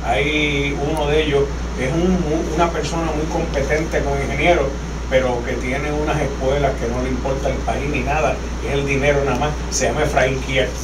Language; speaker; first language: Spanish; native; Spanish